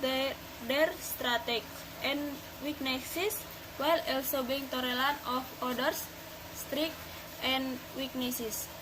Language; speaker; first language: English; non-native, learner; Indonesian